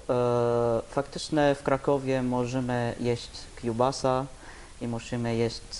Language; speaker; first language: Polish; non-native, learner; Arabic